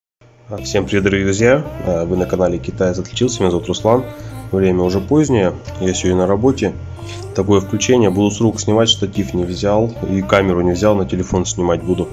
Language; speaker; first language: Russian; native; Russian